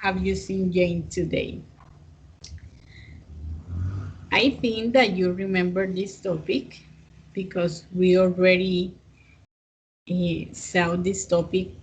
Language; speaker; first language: English; non-native, fluent; Spanish